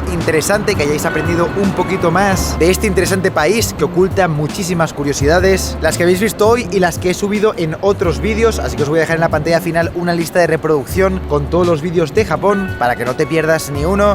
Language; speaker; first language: Spanish; native; Spanish